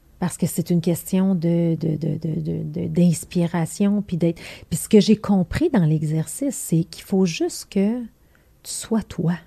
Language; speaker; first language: French; native; French